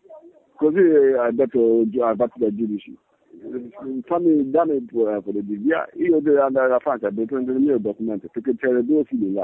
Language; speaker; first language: Italian; non-native, learner; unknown